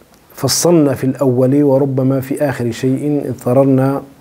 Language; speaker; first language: Arabic; native; Arabic